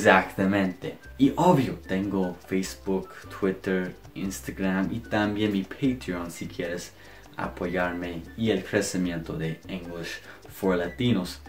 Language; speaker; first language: Spanish; non-native, fluent; English